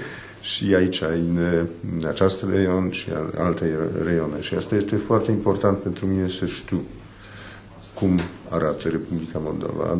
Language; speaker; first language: Romanian; non-native, fluent; Polish